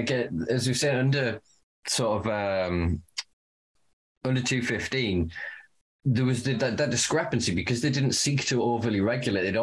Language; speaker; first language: English; native; English